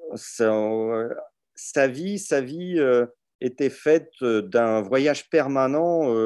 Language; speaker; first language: French; early bilingual, other home language; Russian